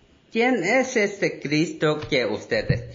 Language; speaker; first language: Spanish; non-native, learner; Korean